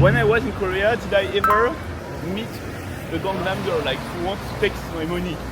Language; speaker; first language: English; non-native, fluent; French